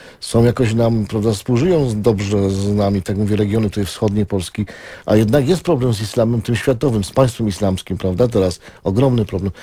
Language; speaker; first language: Polish; native; Polish